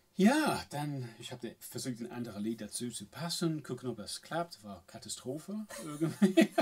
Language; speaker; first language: German; non-native, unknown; English